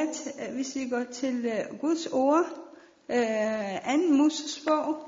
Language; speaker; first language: Danish; non-native, fluent; Persian